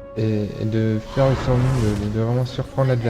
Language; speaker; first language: French; native; French